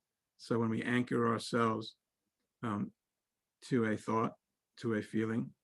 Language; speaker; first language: English; native; English